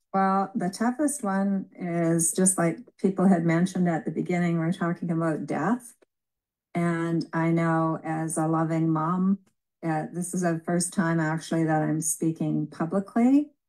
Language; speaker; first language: English; native; English